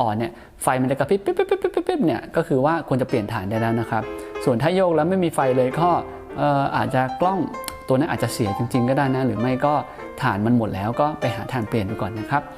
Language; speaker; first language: Thai; native; Thai